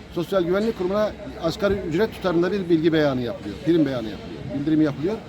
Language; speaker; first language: Turkish; native; Turkish